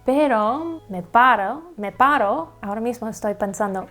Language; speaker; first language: Spanish; non-native, learner; English